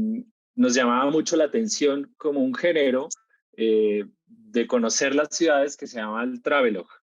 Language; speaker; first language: Spanish; native; Spanish